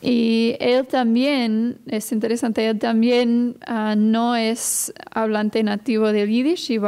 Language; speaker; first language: Spanish; non-native, fluent; English